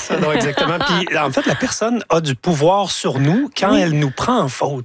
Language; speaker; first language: French; native; French